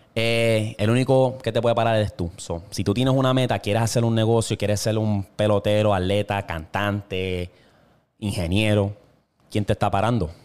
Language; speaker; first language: Spanish; native; Spanish